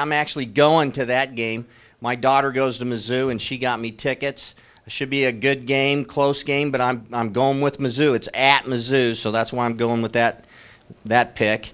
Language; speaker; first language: English; native; English